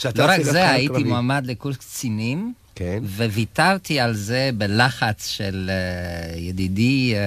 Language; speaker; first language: Hebrew; non-native, fluent; Romanian